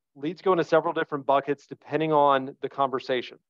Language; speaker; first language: English; native; English